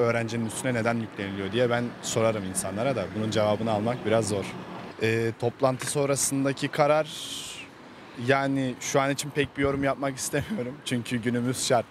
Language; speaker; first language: Turkish; native; Turkish